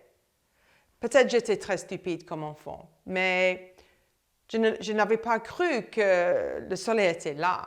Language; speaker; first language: French; non-native, fluent; English